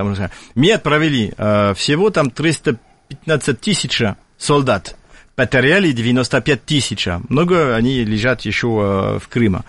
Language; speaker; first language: Russian; non-native, fluent; French